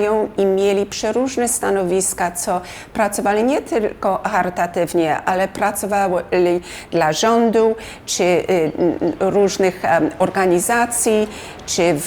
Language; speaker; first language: Polish; early bilingual, heritage; Polish